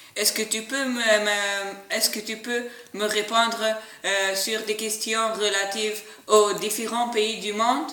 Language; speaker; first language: French; non-native, learner; Arabic